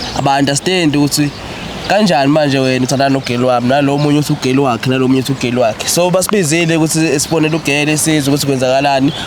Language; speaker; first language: Zulu; native; Zulu